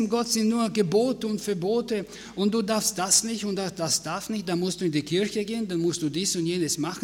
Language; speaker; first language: German; non-native, fluent; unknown